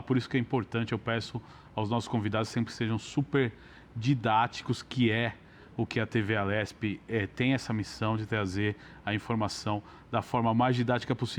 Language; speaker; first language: Portuguese; native; Portuguese